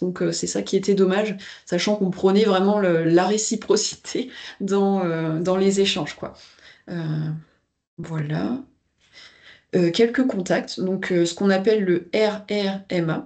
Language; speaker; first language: French; native; French